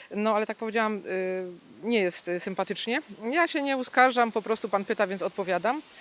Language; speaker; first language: Polish; native; Polish